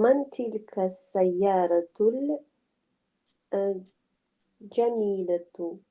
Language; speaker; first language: Arabic; non-native, learner; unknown